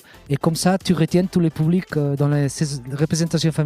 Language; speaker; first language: French; non-native, fluent; Catalan